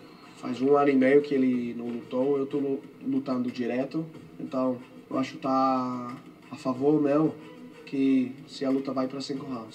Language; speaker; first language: Portuguese; non-native, fluent; English